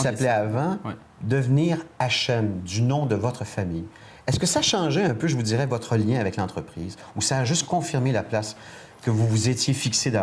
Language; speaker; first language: French; native; French